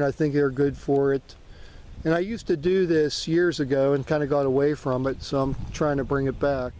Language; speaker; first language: English; native; English